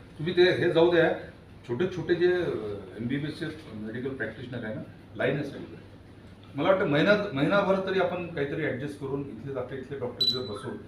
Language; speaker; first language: Marathi; native; Marathi